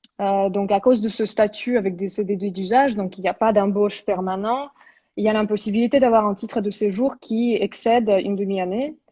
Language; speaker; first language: French; non-native, fluent; Russian